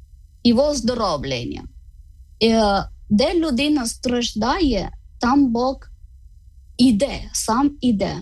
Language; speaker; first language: Ukrainian; non-native, learner; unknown